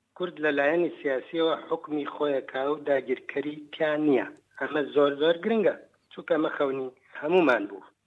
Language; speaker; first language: Central Kurdish; native; Central Kurdish